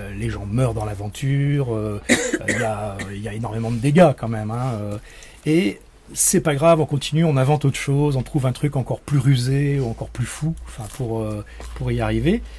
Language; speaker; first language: French; native; French